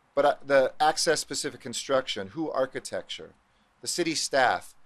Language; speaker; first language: English; native; English